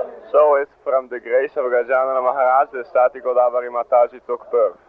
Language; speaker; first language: English; non-native, fluent; Italian